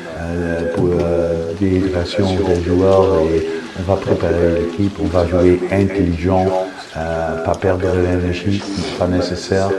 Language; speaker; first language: French; non-native, fluent; Dutch